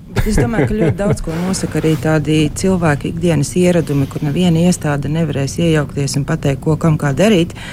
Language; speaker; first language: Latvian; native; Latvian